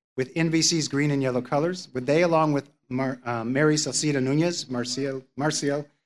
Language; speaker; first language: English; native; English